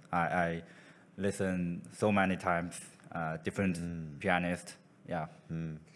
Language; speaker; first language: English; non-native, learner; Chinese